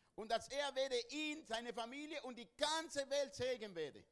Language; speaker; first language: German; non-native, learner; Spanish